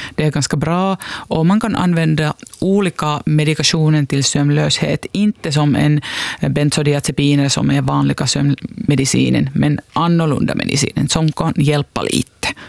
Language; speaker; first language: Swedish; non-native, local second language; Finnish